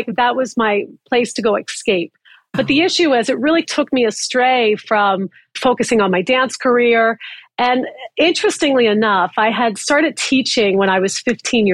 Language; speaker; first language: English; native; English